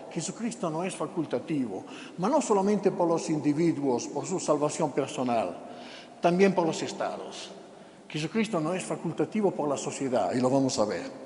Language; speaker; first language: Spanish; non-native, fluent; Italian